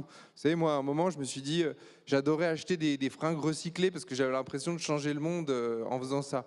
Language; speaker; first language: French; native; French